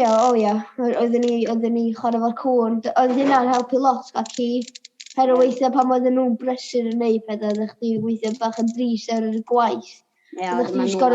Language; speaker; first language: Welsh; native; Welsh